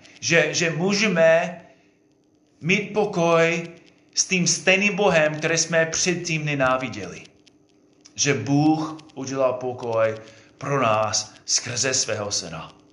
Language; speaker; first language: Czech; non-native, fluent; English